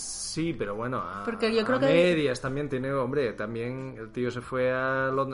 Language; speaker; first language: Spanish; native; Spanish